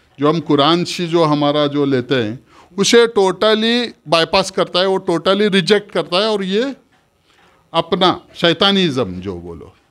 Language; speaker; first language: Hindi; non-native, local second language; Urdu